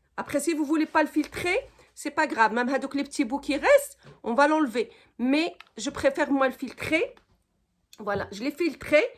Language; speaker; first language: French; non-native, local second language; Arabic